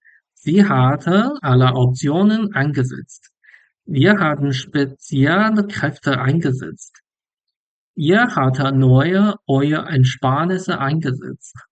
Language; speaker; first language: German; non-native, learner; English